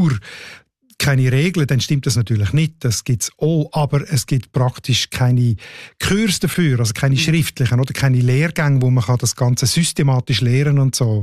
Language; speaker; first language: German; native; German